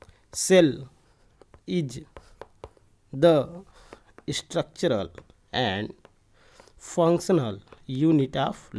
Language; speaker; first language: Hindi; native; Hindi